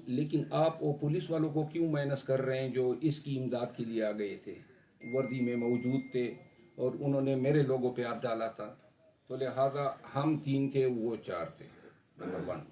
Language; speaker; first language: Urdu; non-native, local second language; Pashto